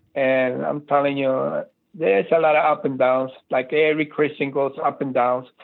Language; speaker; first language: English; native; English